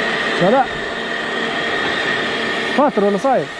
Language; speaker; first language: Arabic; native; Arabic